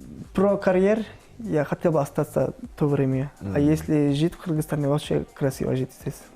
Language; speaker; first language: Russian; non-native, learner; Turkish